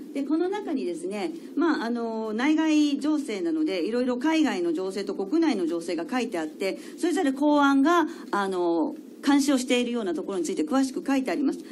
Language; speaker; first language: Japanese; native; Japanese